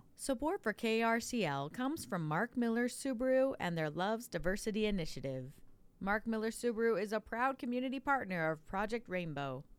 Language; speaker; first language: English; early bilingual, other home language; Dutch